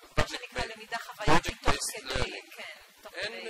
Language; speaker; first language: Hebrew; native; Hebrew